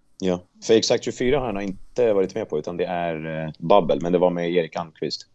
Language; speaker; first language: Swedish; native; Swedish